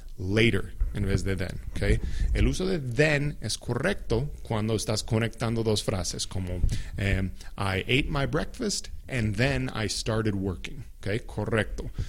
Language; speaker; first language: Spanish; non-native, fluent; English